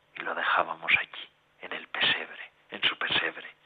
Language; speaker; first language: Spanish; native; Spanish